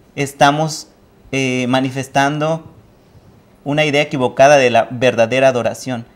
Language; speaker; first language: Spanish; native; Spanish